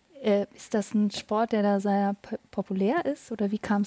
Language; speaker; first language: German; native; German